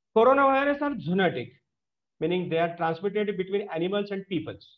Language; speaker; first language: English; non-native, local second language; Marathi